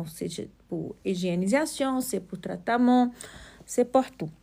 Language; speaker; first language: French; non-native, learner; Portuguese